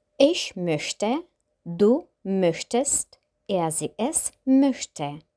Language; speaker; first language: German; non-native, fluent; Ukrainian